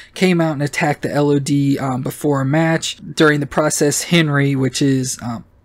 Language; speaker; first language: English; native; English